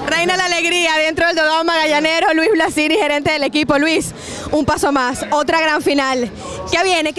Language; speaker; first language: Spanish; native; Spanish